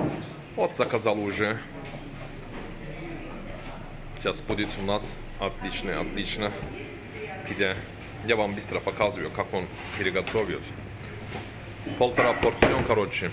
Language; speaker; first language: Russian; non-native, learner; Turkish